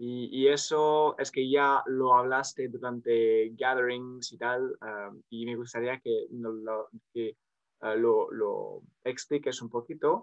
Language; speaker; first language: Spanish; non-native, fluent; French